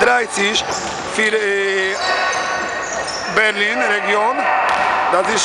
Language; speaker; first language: German; non-native, learner; Polish